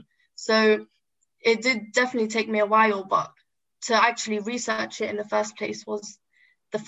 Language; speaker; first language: English; native; English